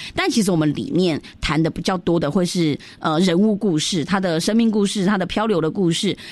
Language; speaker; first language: Chinese; early bilingual, other home language; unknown